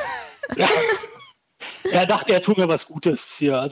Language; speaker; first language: German; early bilingual, other home language; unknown